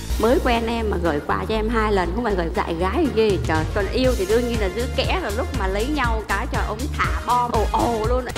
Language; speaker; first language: Vietnamese; early bilingual, heritage; Vietnamese